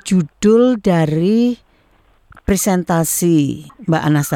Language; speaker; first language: Indonesian; native; Indonesian